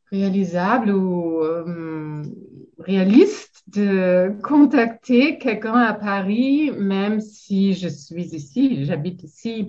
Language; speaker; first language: French; non-native, fluent; German